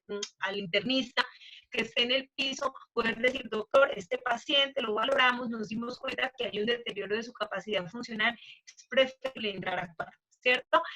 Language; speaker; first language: Spanish; native; Spanish